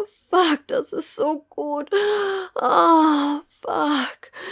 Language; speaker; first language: German; early bilingual, other home language; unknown